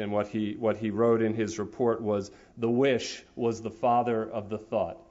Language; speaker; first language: English; native; English